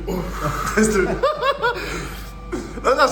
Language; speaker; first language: French; native; French